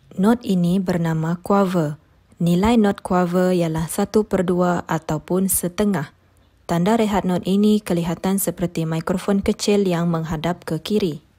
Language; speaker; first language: Malay; non-native, local second language; Iban